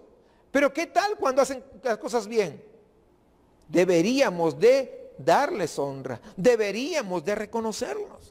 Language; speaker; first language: Spanish; native; Spanish